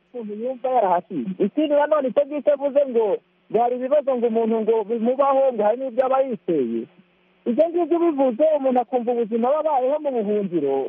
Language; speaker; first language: Kinyarwanda; early bilingual, heritage; Kinyarwanda